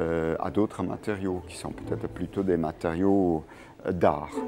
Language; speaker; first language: French; non-native, local second language; German